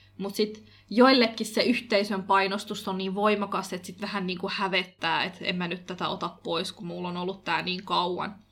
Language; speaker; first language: Finnish; early bilingual, other home language; Kurdish